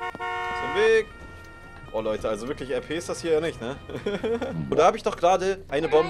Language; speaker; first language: German; native; German